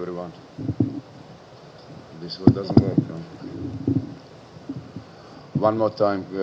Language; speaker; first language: English; non-native, learner; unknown